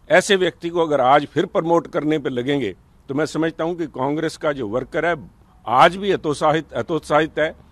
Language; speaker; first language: Hindi; non-native, local second language; Punjabi